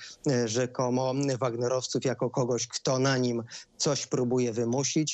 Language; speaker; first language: Polish; native; Polish